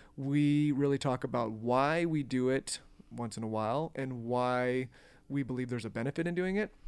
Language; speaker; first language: English; native; English